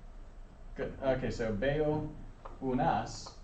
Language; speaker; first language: Spanish; non-native, fluent; English